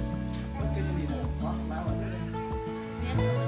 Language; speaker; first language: Chinese; native; Chinese